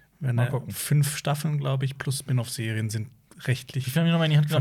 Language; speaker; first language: German; native; German